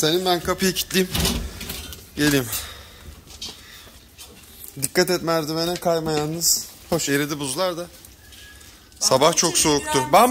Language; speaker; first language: Turkish; native; Turkish